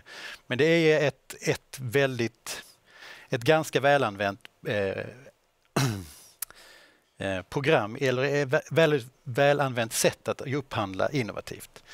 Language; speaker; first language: Swedish; native; Swedish